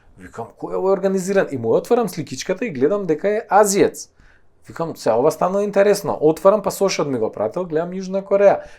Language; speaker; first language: Macedonian; native; Macedonian